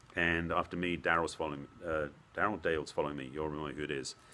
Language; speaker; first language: English; native; English